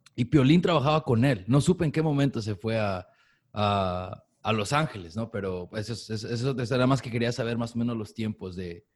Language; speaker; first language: Spanish; native; Spanish